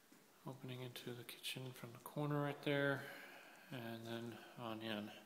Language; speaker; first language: English; native; English